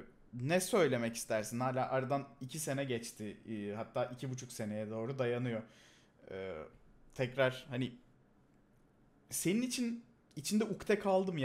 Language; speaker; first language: Turkish; native; Turkish